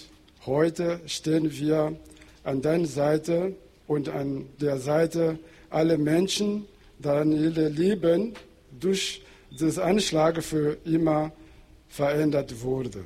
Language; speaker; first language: German; non-native, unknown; Portuguese